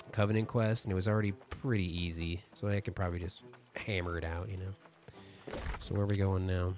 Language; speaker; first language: English; native; English